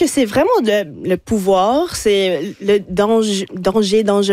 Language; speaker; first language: French; non-native, fluent; English